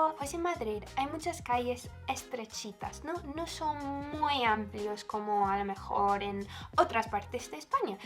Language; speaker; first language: Spanish; non-native, fluent; English